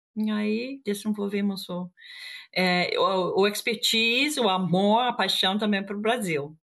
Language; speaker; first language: Portuguese; non-native, fluent; English